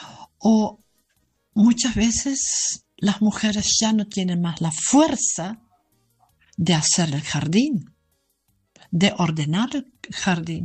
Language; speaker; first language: Spanish; non-native, learner; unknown